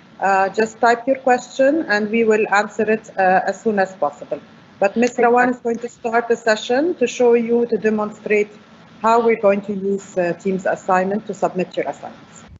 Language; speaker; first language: English; non-native, fluent; Arabic